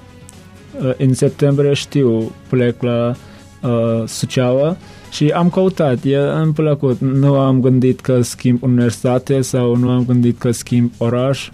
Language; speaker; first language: Romanian; non-native, learner; Turkmen